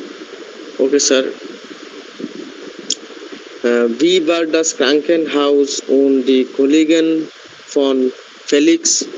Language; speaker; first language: German; non-native, learner; Bangla